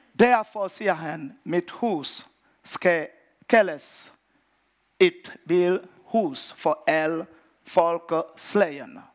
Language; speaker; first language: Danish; non-native, fluent; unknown